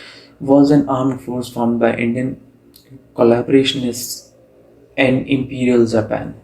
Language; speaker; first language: English; non-native, local second language; Hindi